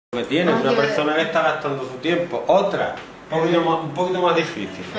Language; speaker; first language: Spanish; native; Spanish